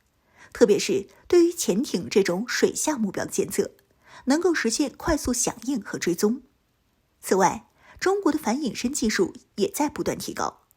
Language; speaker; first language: Chinese; native; Chinese